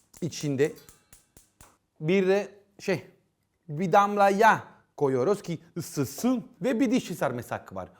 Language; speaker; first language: Turkish; non-native, learner; Italian